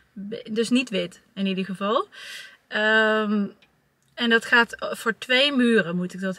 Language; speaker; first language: Dutch; native; Dutch